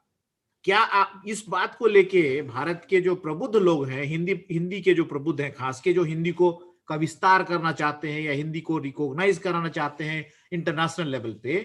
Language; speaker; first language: Hindi; native; Hindi